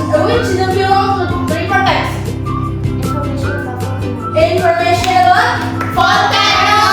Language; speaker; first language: English; non-native, learner; Indonesian